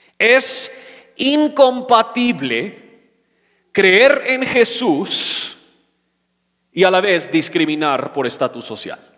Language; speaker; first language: Spanish; non-native, fluent; English